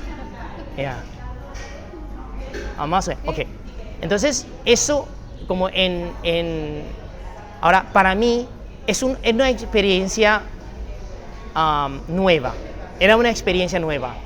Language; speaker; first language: Spanish; non-native, fluent; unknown